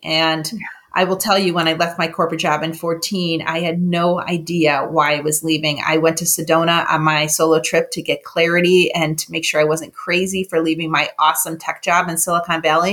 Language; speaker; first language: English; native; English